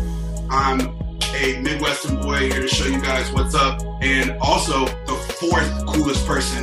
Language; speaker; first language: English; native; English